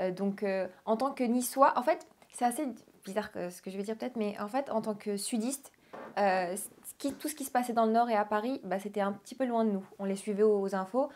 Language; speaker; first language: French; early bilingual, other home language; Arabic